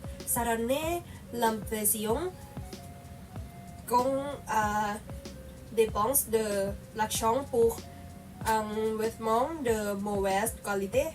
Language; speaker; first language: French; non-native, learner; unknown